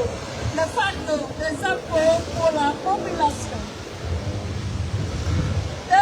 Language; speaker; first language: French; non-native, fluent; Khmer